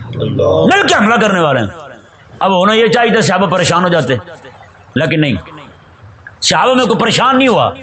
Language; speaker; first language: Urdu; non-native, local second language; Punjabi